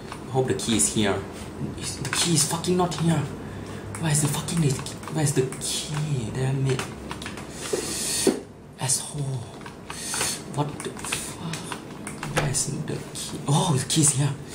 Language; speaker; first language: English; non-native, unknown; Thai